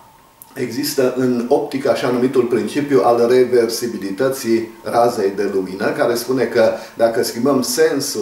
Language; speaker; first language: Romanian; native; Romanian